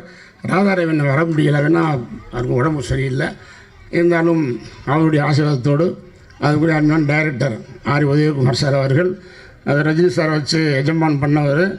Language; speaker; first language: Tamil; native; Tamil